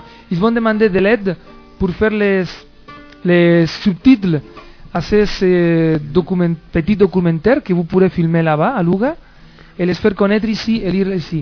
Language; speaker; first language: French; non-native, fluent; Spanish